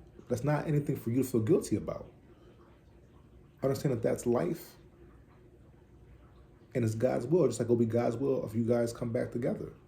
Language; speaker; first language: English; native; English